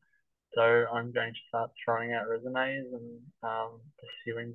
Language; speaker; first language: English; native; English